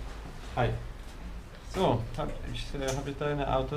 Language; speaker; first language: German; non-native, learner; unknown